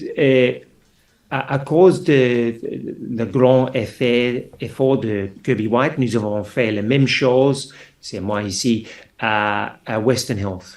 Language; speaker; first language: French; non-native, fluent; English